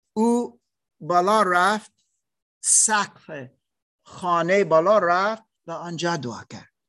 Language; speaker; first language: Persian; non-native, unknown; German